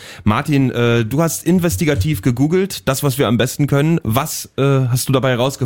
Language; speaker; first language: German; native; German